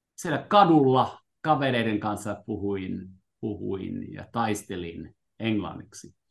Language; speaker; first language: Finnish; non-native, fluent; French